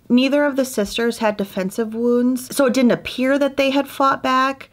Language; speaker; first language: English; native; English